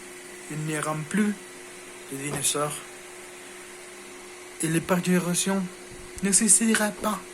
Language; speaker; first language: French; non-native, learner; Spanish